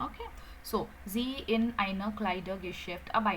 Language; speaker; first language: German; non-native, fluent; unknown